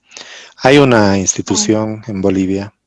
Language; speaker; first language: Spanish; native; Spanish